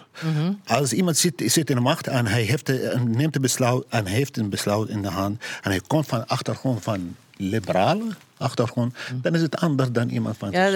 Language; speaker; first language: Dutch; non-native, learner; Arabic